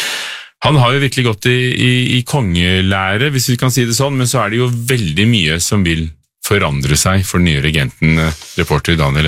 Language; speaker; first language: Norwegian; native; Norwegian